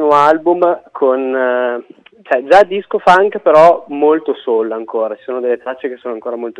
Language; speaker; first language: Italian; native; Italian